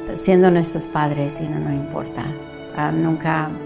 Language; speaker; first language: Spanish; early bilingual, heritage; Spanish